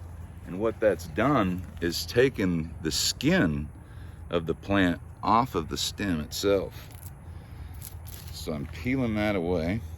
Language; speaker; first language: English; native; English